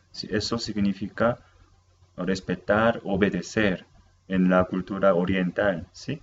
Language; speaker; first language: Spanish; non-native, fluent; Korean